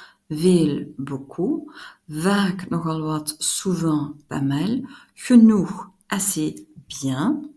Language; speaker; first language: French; non-native, fluent; Dutch